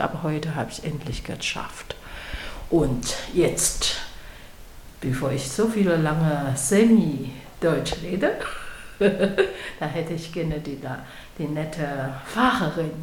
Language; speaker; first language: German; non-native, learner; Chinese